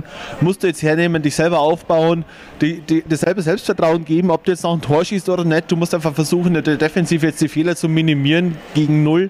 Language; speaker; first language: German; native; German